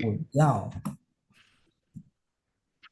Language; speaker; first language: Chinese; non-native, learner; Indonesian